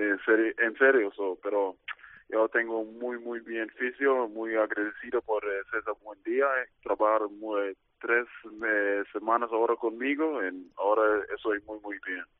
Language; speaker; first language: Spanish; non-native, learner; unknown